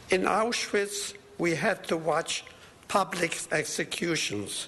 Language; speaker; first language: English; non-native, fluent; Polish